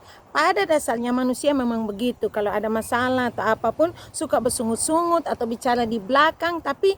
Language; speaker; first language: Indonesian; native; Indonesian